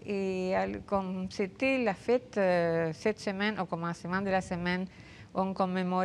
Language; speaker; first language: French; non-native, fluent; Spanish